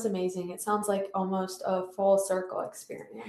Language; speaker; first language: English; native; English